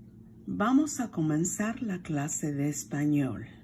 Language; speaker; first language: Spanish; non-native, fluent; English